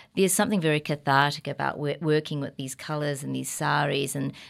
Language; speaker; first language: English; native; English